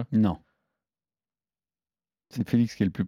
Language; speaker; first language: French; native; French